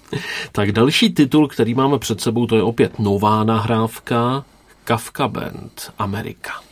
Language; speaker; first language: Czech; native; Czech